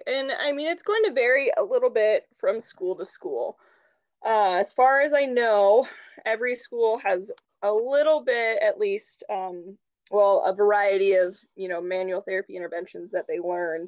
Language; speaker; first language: English; native; English